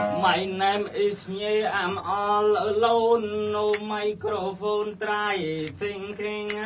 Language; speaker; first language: English; non-native, learner; Khmer